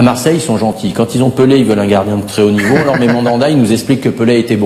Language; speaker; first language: French; native; French